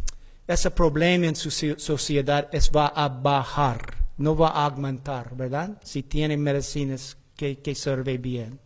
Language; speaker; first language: Spanish; non-native, learner; English